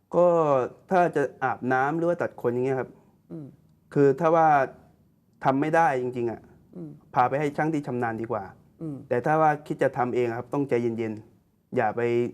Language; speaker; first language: Thai; native; Thai